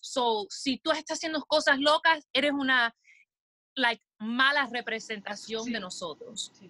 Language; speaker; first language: Spanish; early bilingual, heritage; Spanish